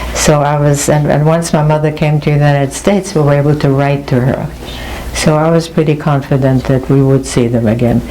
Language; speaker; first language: English; early bilingual, other home language; German